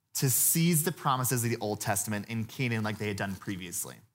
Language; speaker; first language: English; native; English